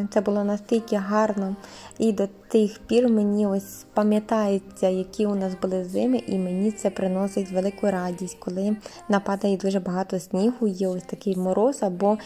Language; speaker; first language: Ukrainian; native; Ukrainian